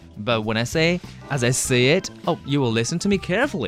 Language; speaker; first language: English; non-native, fluent; Chinese